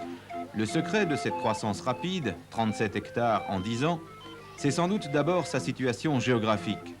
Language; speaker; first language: French; native; French